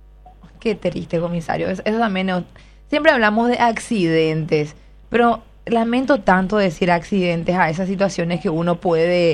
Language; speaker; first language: Spanish; native; Spanish